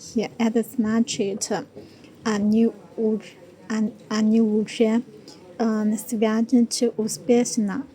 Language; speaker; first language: Russian; non-native, learner; Chinese